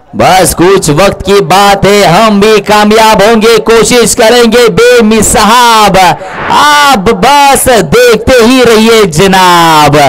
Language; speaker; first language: Hindi; non-native, local second language; Marathi